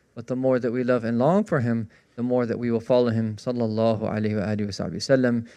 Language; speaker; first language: English; native; English